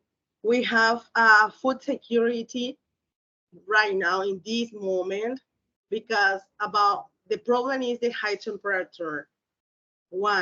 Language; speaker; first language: English; non-native, learner; Spanish